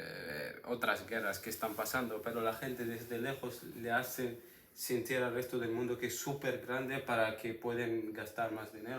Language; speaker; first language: Spanish; non-native, fluent; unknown